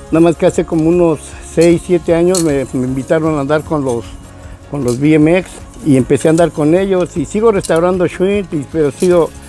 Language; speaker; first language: Spanish; native; Spanish